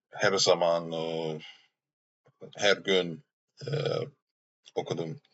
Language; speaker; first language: Turkish; non-native, learner; English